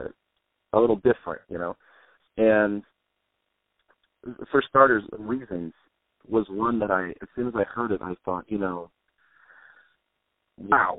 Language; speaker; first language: English; native; English